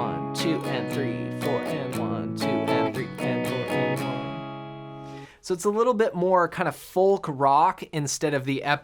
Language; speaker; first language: English; native; English